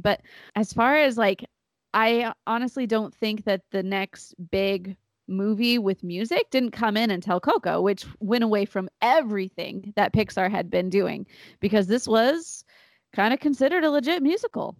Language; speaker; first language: English; native; English